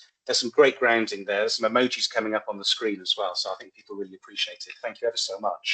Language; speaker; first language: English; native; English